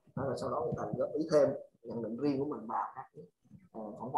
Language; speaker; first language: Vietnamese; native; Vietnamese